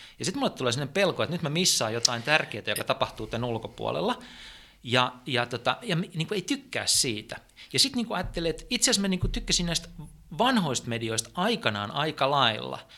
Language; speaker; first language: Finnish; native; Finnish